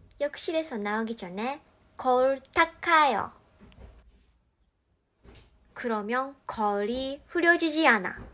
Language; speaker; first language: Korean; non-native, learner; Japanese